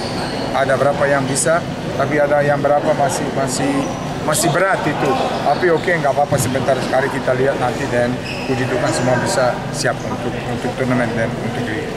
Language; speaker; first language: Indonesian; non-native, learner; Serbian